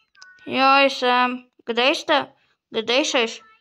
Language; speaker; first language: Czech; early bilingual, other home language; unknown